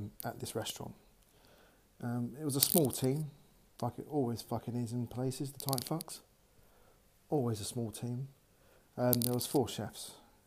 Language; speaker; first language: English; native; English